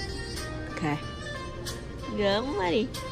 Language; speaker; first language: Vietnamese; early bilingual, heritage; English